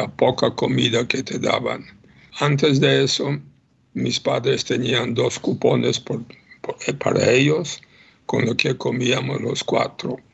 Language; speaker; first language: Spanish; non-native, fluent; Polish